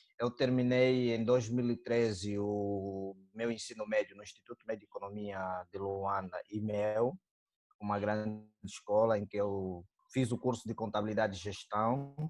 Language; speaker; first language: Portuguese; native; Portuguese